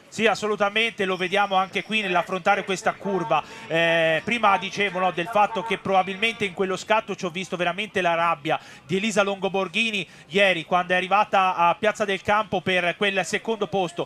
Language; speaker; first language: Italian; native; Italian